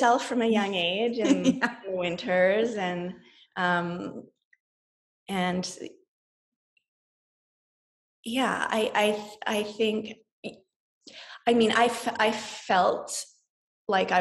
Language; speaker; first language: English; native; English